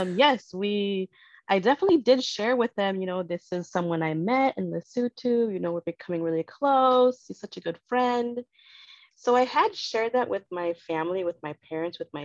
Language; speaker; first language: English; early bilingual, other home language; Spanish